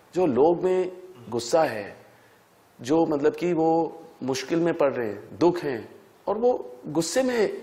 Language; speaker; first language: Hindi; native; Hindi